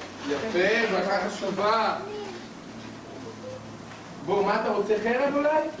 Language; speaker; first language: Hebrew; native; Hebrew